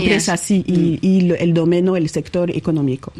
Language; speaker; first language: Spanish; non-native, learner; French